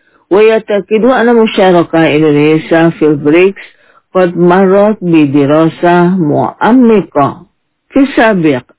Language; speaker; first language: Arabic; non-native, fluent; Indonesian